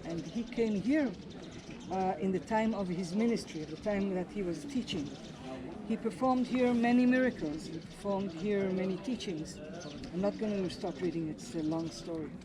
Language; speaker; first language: English; non-native, fluent; Hebrew